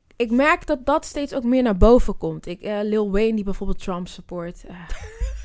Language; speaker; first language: Dutch; native; Dutch